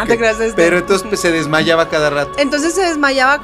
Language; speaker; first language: Spanish; native; Spanish